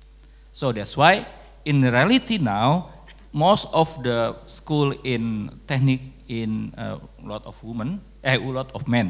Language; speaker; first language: English; non-native, local second language; Indonesian